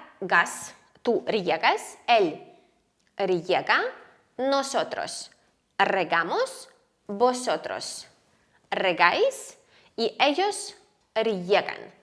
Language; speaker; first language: Spanish; non-native, fluent; Ukrainian